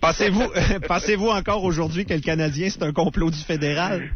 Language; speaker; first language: French; native; French